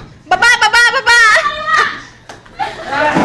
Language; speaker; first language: Filipino; native; Filipino